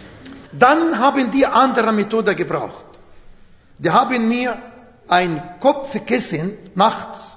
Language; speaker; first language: German; non-native, fluent; Arabic